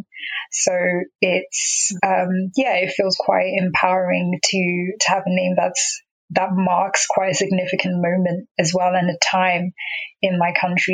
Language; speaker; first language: English; non-native, local second language; Xhosa